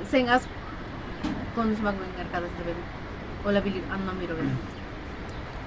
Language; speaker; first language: Turkish; non-native, learner; Spanish